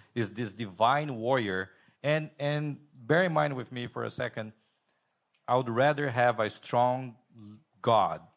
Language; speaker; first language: English; non-native, fluent; Portuguese